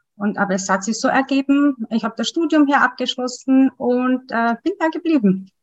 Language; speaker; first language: German; non-native, fluent; Macedonian